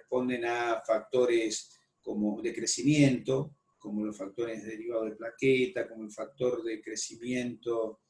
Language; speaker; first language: Spanish; native; Spanish